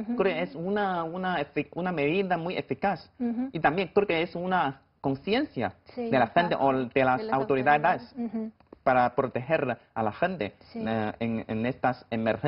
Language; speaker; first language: Spanish; non-native, fluent; Chinese